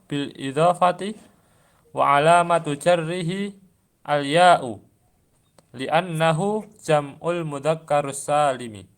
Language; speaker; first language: Arabic; non-native, learner; Indonesian